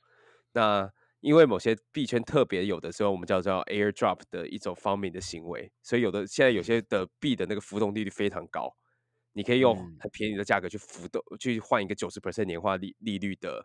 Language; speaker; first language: Chinese; native; Chinese